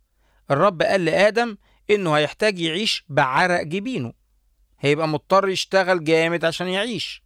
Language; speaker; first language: Arabic; native; Arabic